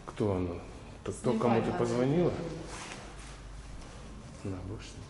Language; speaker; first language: Russian; native; Russian